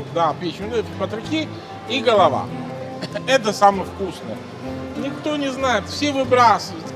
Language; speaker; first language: Russian; non-native, fluent; Italian